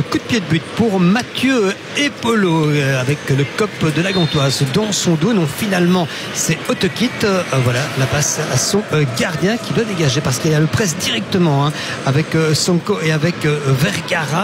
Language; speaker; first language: French; native; French